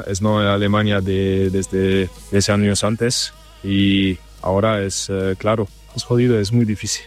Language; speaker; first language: Spanish; non-native, learner; German